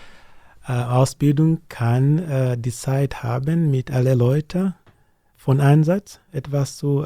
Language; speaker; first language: German; non-native, learner; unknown